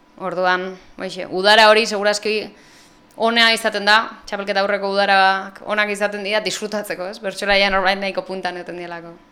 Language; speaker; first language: Basque; native; Basque